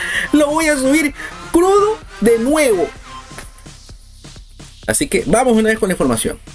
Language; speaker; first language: Spanish; native; Spanish